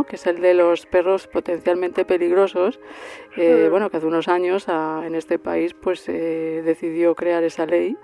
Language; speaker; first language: Spanish; native; Spanish